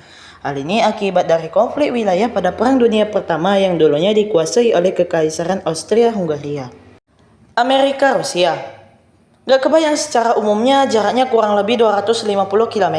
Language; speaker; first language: Indonesian; native; Indonesian